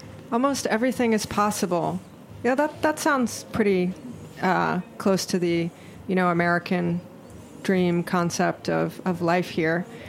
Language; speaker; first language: English; native; English